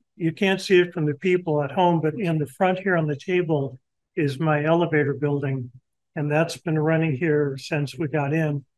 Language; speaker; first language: English; native; English